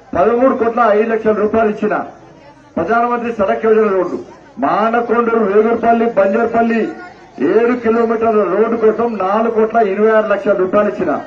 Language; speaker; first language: Telugu; native; Telugu